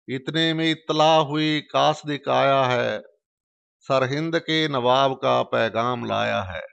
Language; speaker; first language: Urdu; non-native, local second language; Punjabi